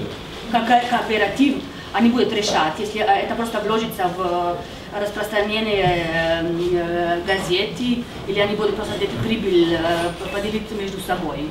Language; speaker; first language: Russian; non-native, fluent; Slovenian